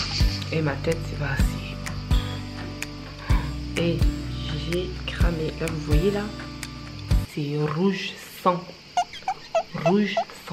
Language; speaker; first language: French; native; French